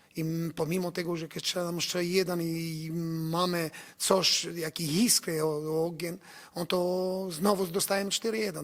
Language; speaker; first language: Polish; non-native, learner; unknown